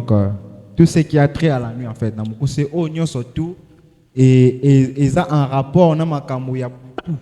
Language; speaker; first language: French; non-native, local second language; Lingala